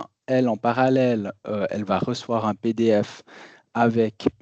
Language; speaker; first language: French; native; French